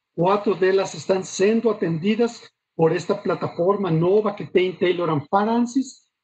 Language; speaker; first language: Portuguese; non-native, learner; Spanish